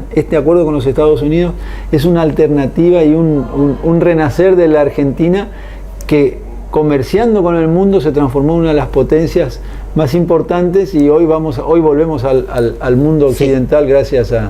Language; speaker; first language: Spanish; native; Spanish